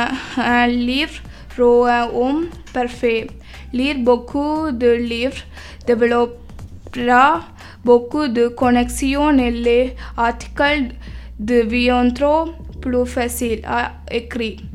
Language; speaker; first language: French; non-native, learner; Tamil